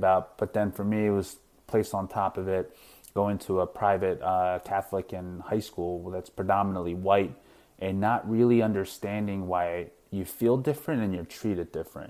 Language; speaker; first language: English; native; English